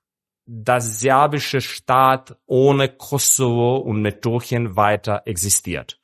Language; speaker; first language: German; non-native, fluent; Serbian